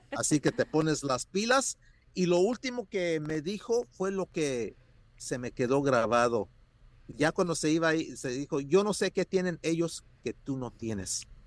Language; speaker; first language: Spanish; early bilingual, heritage; Spanish